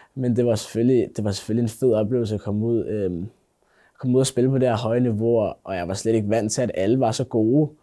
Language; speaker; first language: Danish; native; Danish